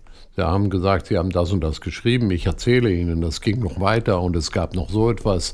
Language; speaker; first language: German; non-native, fluent; Hebrew